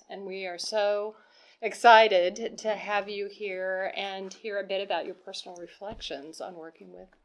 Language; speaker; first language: English; non-native, fluent; Portuguese